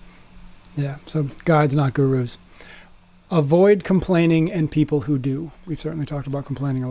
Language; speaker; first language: English; native; English